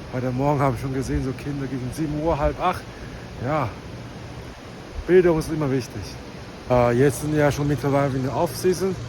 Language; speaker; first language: German; non-native, learner; Chinese